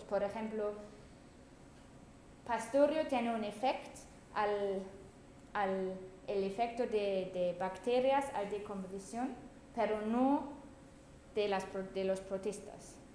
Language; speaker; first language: Spanish; non-native, fluent; German